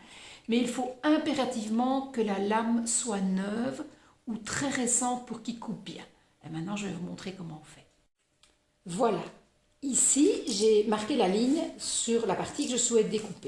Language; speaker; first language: French; native; French